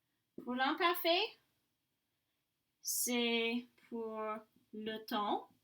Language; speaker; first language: French; non-native, fluent; English